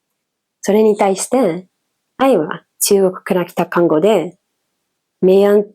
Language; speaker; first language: Japanese; non-native, fluent; Dutch